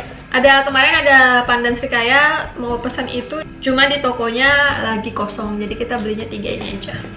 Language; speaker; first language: Indonesian; native; Indonesian